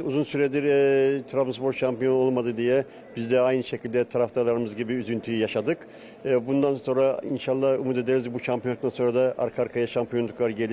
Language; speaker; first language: Turkish; native; Turkish